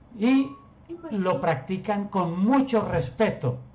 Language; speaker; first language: Spanish; native; Spanish